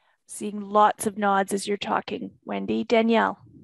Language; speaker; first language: English; native; English